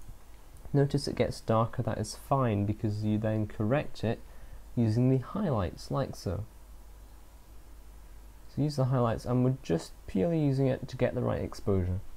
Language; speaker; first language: English; native; English